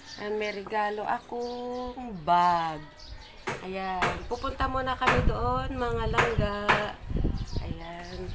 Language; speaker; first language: Filipino; non-native, local second language; Cebuano